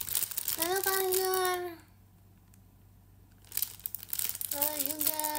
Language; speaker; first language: Indonesian; native; Indonesian